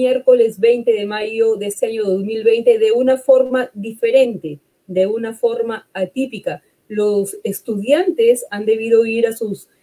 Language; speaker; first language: Spanish; native; Spanish